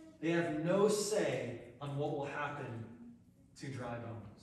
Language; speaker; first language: English; native; English